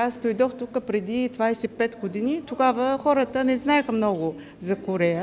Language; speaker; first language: Bulgarian; non-native, fluent; Korean